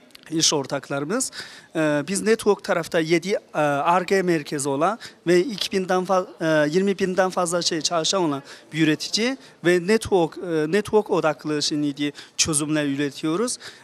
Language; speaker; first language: Turkish; non-native, fluent; Chinese